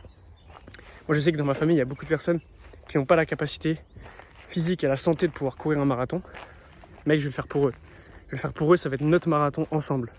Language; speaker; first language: French; native; French